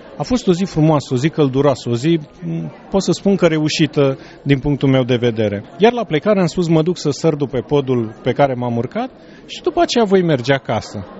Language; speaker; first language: Romanian; native; Romanian